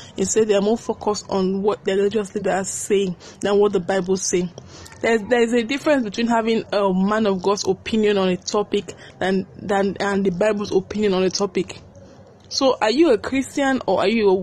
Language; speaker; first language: English; non-native, local second language; Krio